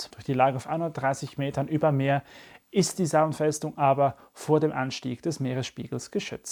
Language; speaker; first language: German; native; German